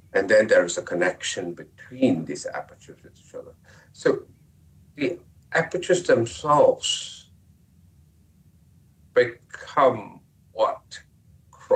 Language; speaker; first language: English; non-native, local second language; Punjabi